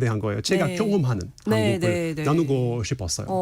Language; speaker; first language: Korean; non-native, fluent; English